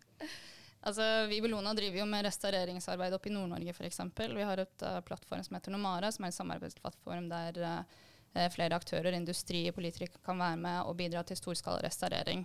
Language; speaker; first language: Norwegian; native; Norwegian